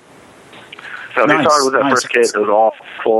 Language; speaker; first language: English; native; English